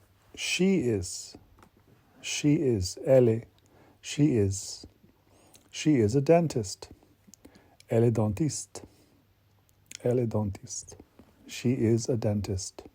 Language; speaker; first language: French; non-native, fluent; English